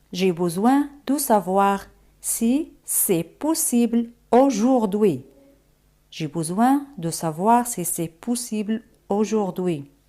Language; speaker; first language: French; non-native, fluent; Spanish